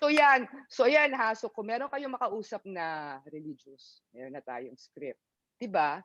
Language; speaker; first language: Filipino; native; Filipino